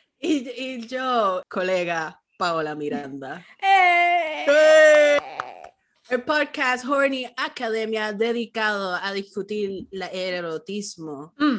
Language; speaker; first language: Spanish; early bilingual, heritage; Spanish